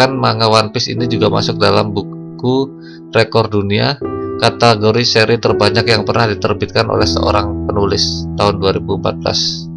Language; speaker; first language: Indonesian; native; Indonesian